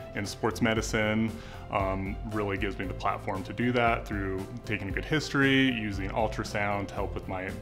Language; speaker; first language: English; native; English